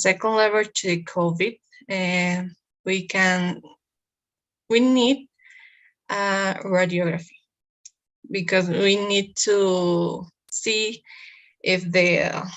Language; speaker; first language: English; non-native, learner; Spanish